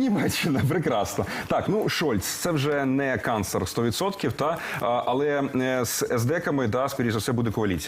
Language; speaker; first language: Ukrainian; native; Ukrainian